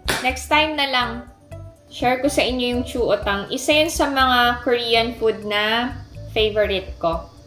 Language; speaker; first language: Filipino; native; Filipino